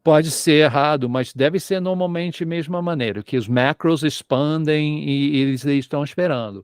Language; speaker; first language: Portuguese; non-native, fluent; English